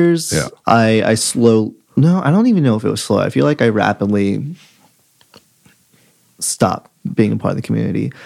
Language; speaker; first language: English; native; English